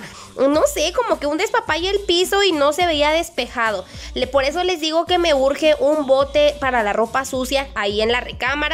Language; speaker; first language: Spanish; native; Spanish